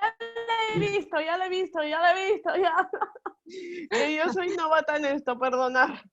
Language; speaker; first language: Spanish; native; Spanish